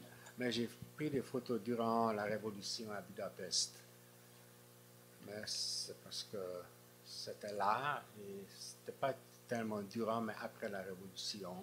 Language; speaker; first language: French; non-native, fluent; Hungarian